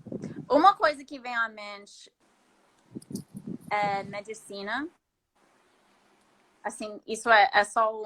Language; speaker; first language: Portuguese; non-native, fluent; English